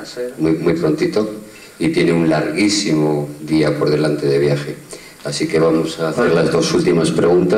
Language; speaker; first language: Spanish; native; Spanish